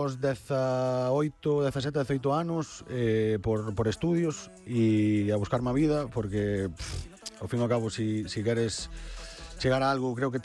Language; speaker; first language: Galician; native; Galician